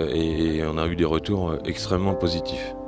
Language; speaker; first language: French; native; French